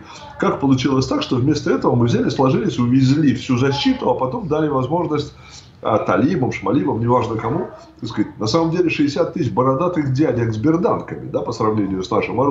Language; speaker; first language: Russian; native; Russian